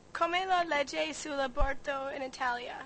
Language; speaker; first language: Italian; non-native, learner; English